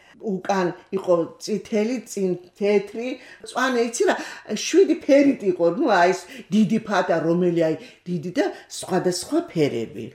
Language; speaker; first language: Georgian; non-native, local second language; Kurdish